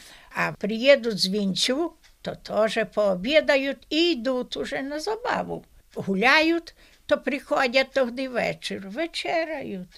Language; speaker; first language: Ukrainian; native; Ukrainian